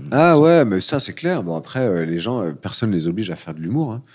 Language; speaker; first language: French; native; French